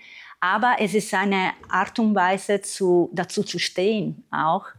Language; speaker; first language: German; non-native, fluent; Italian